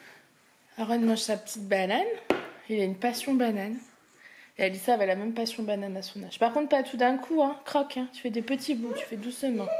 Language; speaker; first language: French; native; French